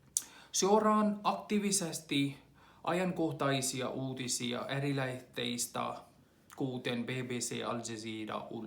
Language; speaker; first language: Finnish; non-native, fluent; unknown